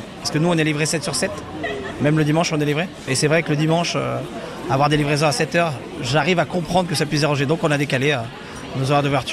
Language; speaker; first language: French; native; French